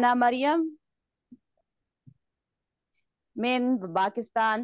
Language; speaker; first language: Arabic; non-native, learner; Urdu